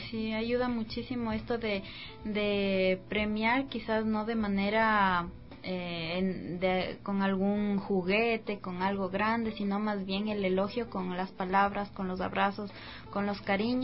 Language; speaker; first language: Spanish; native; Spanish